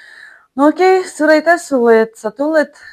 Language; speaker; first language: Estonian; non-native, learner; Russian